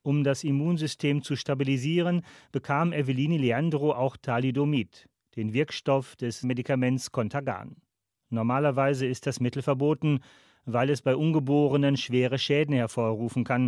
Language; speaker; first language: German; native; German